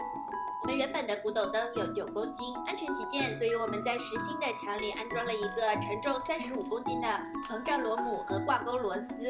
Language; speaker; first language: Chinese; native; Chinese